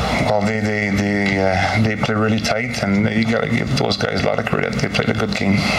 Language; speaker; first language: English; non-native, fluent; French